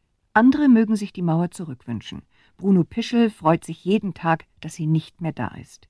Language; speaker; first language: German; native; German